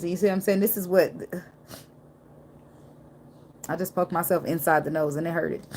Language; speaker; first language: English; native; English